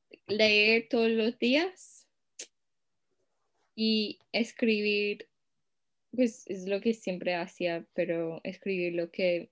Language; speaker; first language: Spanish; non-native, fluent; English